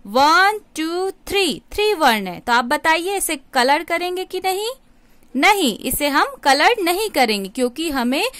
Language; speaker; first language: Hindi; native; Hindi